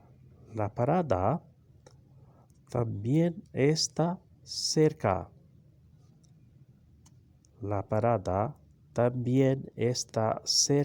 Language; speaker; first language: Spanish; non-native, learner; Urdu